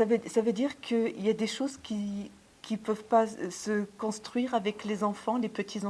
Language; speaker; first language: French; native; French